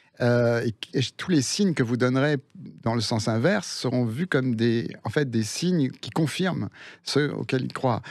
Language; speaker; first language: French; early bilingual, other home language; Spanish